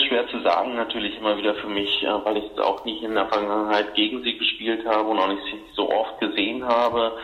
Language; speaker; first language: German; native; German